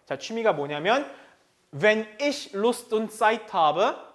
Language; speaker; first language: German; non-native, fluent; Korean